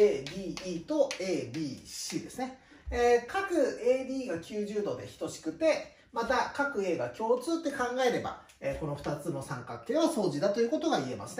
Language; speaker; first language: Japanese; native; Japanese